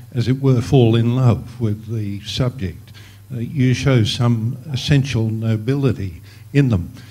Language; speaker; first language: English; native; English